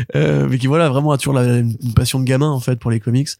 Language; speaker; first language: French; native; French